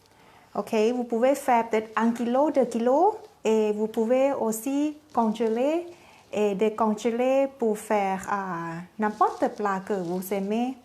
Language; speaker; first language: French; non-native, fluent; Thai